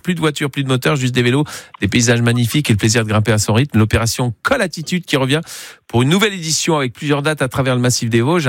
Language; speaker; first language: French; native; French